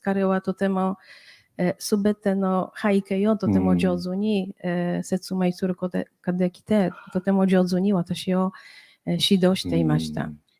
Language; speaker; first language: Japanese; non-native, fluent; Polish